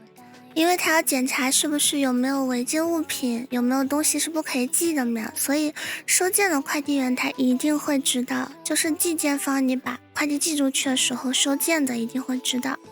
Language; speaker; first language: Chinese; native; Chinese